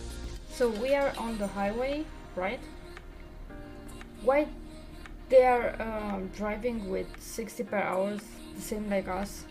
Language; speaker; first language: English; non-native, learner; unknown